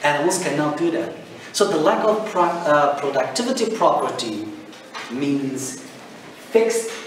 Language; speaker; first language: English; non-native, fluent; Turkish